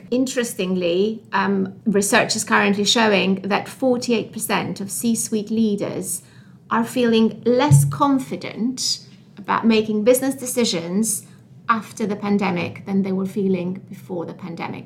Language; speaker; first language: English; non-native, fluent; Albanian